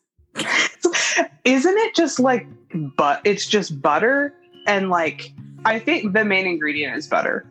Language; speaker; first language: English; native; English